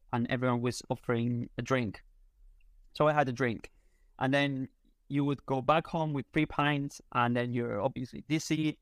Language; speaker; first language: English; non-native, fluent; Spanish